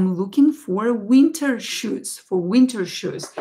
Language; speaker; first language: English; non-native, fluent; Russian